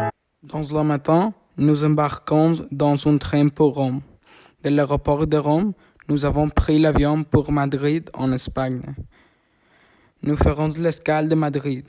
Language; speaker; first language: French; non-native, learner; Spanish